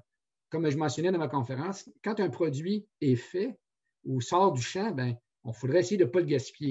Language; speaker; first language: French; native; French